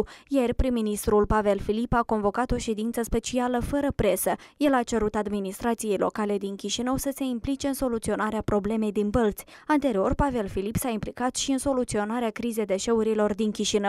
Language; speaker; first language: Romanian; native; Romanian